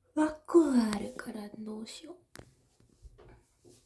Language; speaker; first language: Japanese; non-native, learner; English